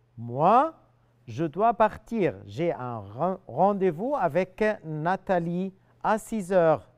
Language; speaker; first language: French; non-native, fluent; Arabic